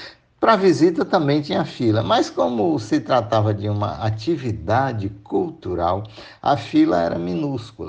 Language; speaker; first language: Portuguese; native; Portuguese